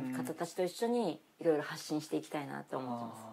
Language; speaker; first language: Japanese; native; Japanese